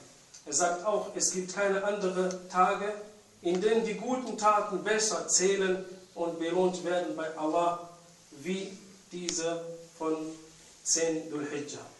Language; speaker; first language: German; non-native, fluent; Arabic